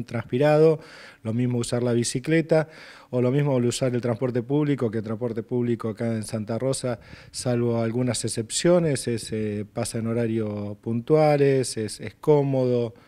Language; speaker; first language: Spanish; native; Spanish